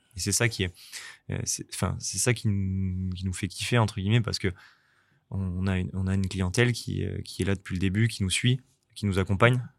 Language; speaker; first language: French; native; French